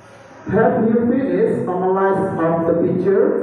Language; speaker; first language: English; non-native, local second language; Indonesian